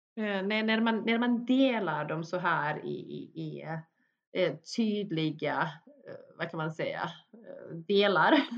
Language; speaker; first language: Swedish; early bilingual, other home language; Bosnian